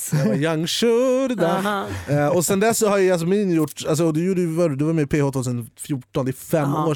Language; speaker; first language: Swedish; native; Swedish